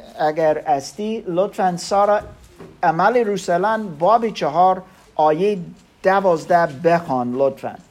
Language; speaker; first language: Persian; non-native, learner; German